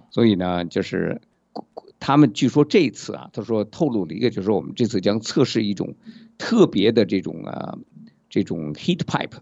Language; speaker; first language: Chinese; native; Chinese